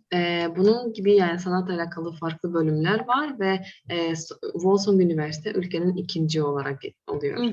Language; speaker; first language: Turkish; non-native, fluent; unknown